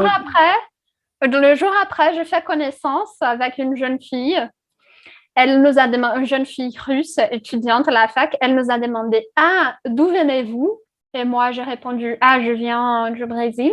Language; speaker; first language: French; non-native, fluent; Portuguese